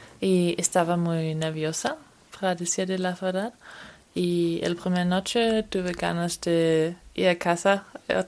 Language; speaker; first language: Spanish; non-native, learner; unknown